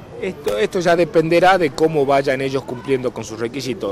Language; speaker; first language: Spanish; native; Spanish